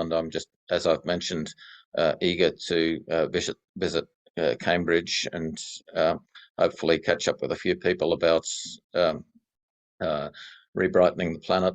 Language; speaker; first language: English; native; English